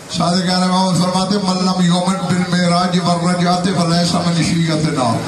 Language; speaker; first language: Urdu; non-native, local second language; Saraiki